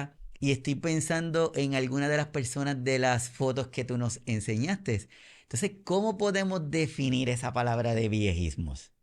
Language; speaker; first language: Spanish; native; Spanish